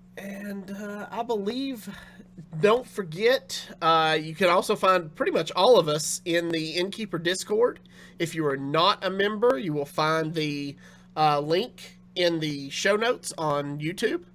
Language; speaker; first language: English; native; English